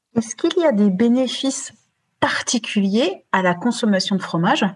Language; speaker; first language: French; native; French